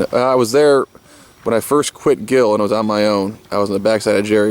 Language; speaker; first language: English; native; English